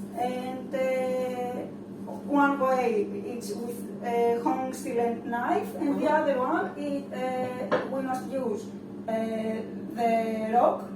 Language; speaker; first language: English; non-native, learner; Greek